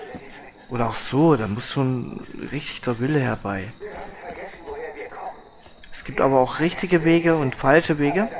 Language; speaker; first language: German; native; German